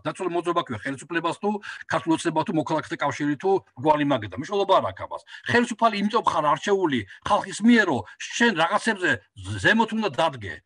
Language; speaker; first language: Georgian; native; Georgian